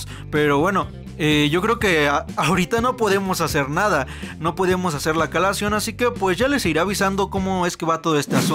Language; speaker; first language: Spanish; native; Spanish